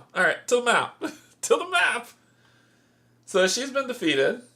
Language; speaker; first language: English; native; English